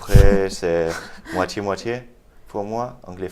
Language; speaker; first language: French; non-native, fluent; German